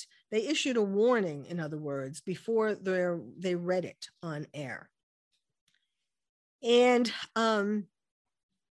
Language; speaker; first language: English; native; English